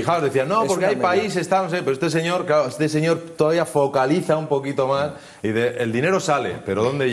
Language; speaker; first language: Spanish; native; Spanish